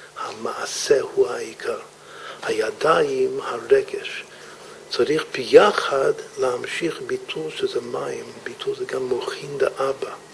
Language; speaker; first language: Hebrew; non-native, fluent; English